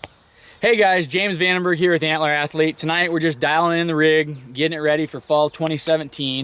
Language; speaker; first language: English; native; English